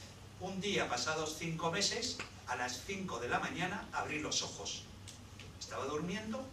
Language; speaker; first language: Spanish; native; Spanish